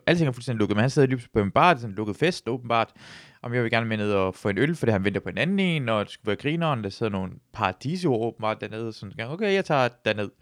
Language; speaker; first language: Danish; early bilingual, other home language; Persian